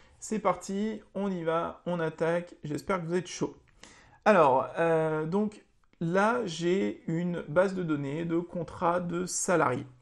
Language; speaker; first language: French; native; French